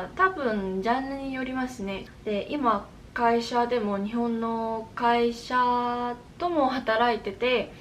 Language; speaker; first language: Japanese; non-native, fluent; Korean